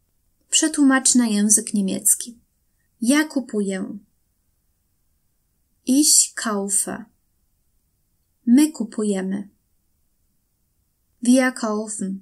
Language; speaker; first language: Polish; native; Polish